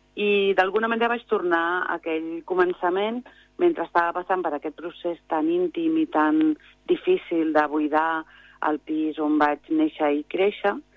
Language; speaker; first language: Catalan; native; Catalan